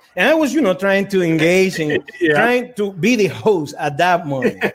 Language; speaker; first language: English; non-native, fluent; Spanish